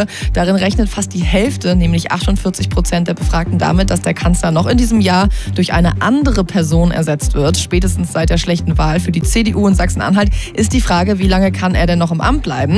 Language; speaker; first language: German; native; German